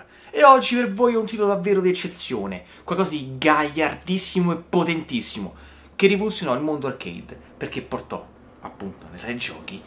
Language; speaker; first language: Italian; native; Italian